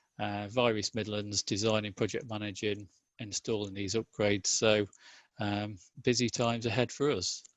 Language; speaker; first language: English; native; English